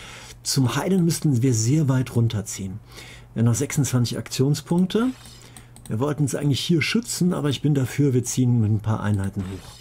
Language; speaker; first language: German; native; German